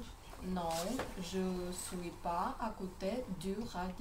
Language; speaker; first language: French; non-native, learner; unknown